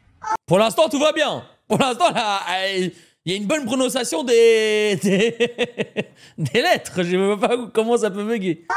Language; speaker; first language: French; native; French